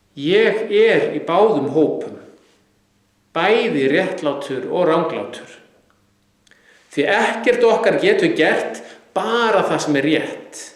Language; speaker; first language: Icelandic; native; Icelandic